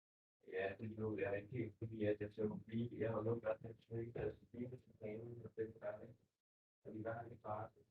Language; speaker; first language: Danish; native; Danish